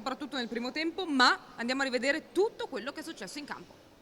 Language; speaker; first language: Italian; native; Italian